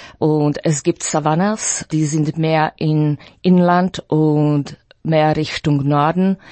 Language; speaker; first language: German; non-native, fluent; Slovak